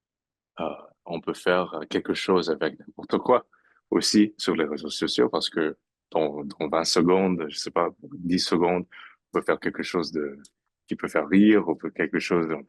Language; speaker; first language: French; non-native, fluent; English